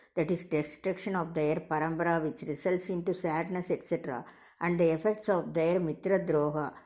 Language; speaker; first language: English; non-native, local second language; Tamil